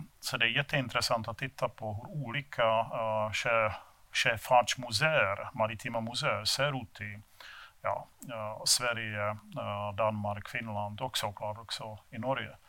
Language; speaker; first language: Swedish; non-native, fluent; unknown